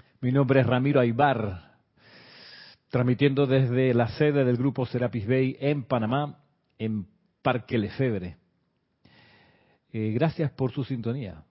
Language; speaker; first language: Spanish; native; Spanish